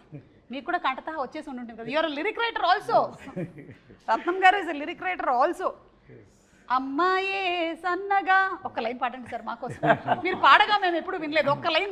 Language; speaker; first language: Telugu; native; Telugu